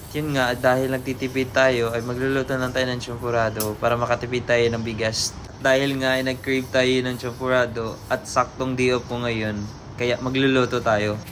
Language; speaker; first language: Filipino; non-native, local second language; Cebuano